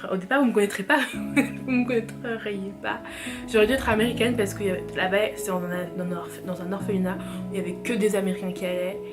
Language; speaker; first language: French; early bilingual, other home language; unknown